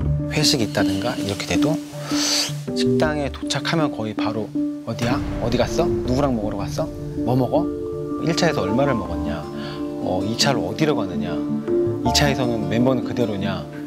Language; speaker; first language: Korean; native; Korean